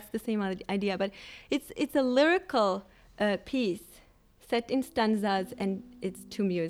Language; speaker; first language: English; non-native, fluent; Swedish